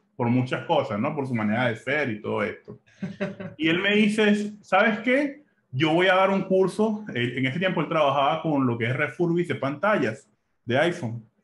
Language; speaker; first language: Spanish; native; Spanish